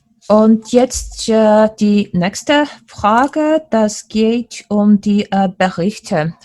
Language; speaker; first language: German; non-native, fluent; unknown